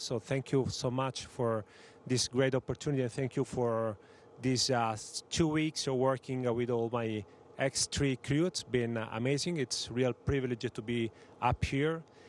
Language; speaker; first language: English; non-native, fluent; Italian